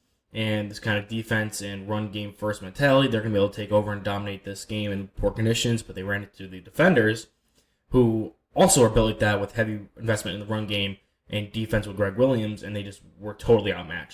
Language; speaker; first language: English; native; English